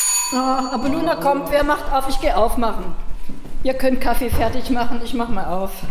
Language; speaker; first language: German; native; German